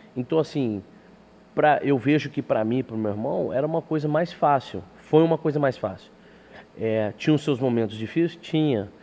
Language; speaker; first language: Portuguese; early bilingual, heritage; English